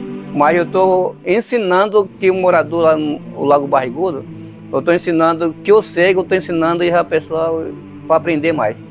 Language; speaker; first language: Portuguese; non-native, local second language; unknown